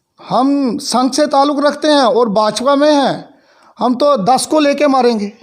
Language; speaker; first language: Hindi; non-native, local second language; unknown